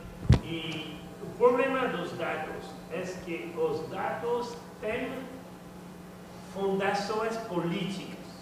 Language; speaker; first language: Portuguese; non-native, learner; French